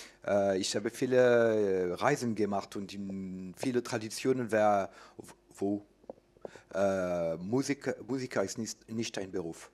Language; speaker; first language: German; non-native, learner; French